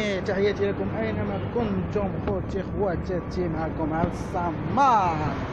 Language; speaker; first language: Arabic; native; Arabic